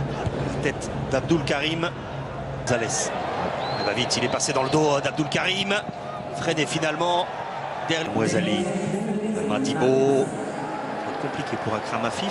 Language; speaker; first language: French; native; French